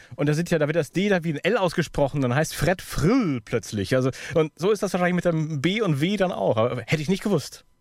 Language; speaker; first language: German; native; German